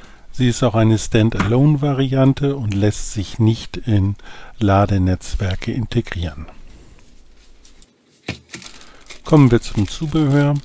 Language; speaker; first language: German; native; German